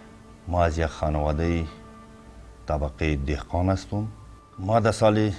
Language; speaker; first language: Persian; native; Persian